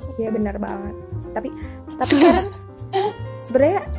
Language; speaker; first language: Indonesian; native; Indonesian